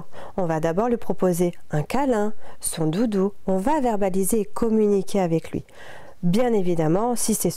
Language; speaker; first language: French; native; French